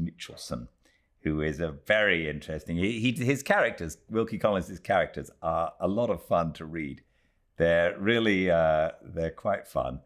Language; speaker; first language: English; native; English